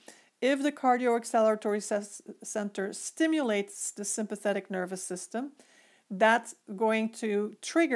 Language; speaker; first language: English; native; English